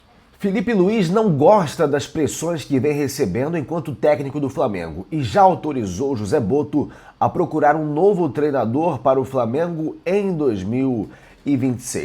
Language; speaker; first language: Portuguese; native; Portuguese